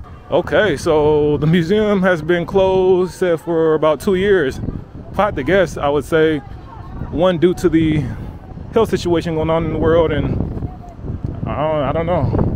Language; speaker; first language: English; native; English